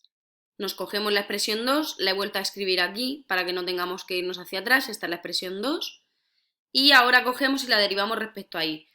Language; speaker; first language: Spanish; native; Spanish